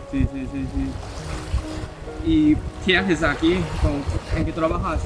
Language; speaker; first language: Spanish; non-native, learner; Japanese